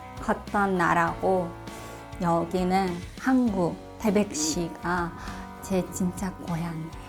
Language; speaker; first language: Korean; non-native, fluent; Russian